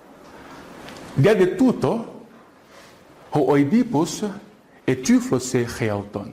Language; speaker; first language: Greek; non-native, fluent; Portuguese